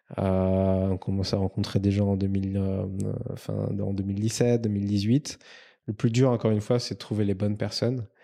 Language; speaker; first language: French; native; French